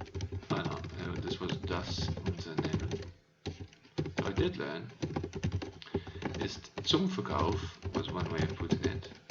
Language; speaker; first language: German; non-native, learner; Dutch